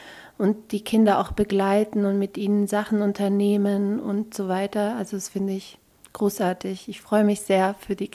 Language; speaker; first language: German; early bilingual, other home language; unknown